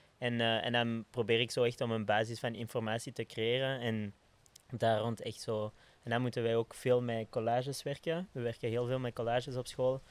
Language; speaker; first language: Dutch; non-native, local second language; French